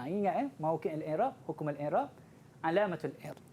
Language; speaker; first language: Arabic; non-native, fluent; Malay